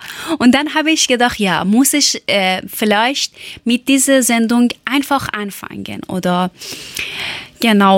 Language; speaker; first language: German; non-native, learner; Persian